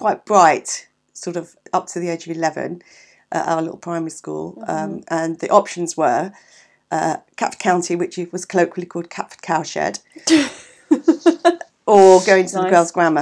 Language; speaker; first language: English; native; English